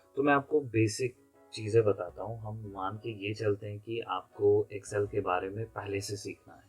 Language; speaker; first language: Urdu; non-native, local second language; Kashmiri